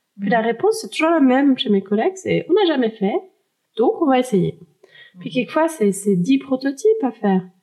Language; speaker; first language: French; early bilingual, heritage; French